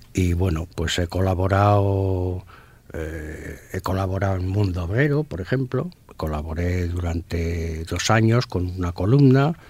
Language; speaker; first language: Spanish; native; Spanish